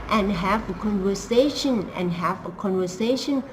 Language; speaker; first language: English; non-native, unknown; Thai